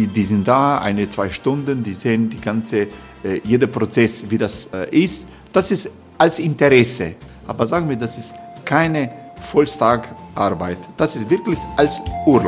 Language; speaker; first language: German; non-native, fluent; Croatian